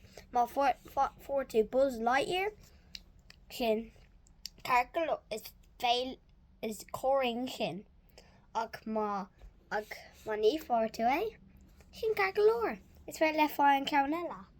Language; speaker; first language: Irish; non-native, learner; English